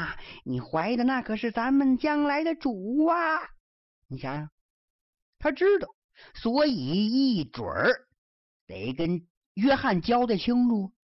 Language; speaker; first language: Chinese; native; Chinese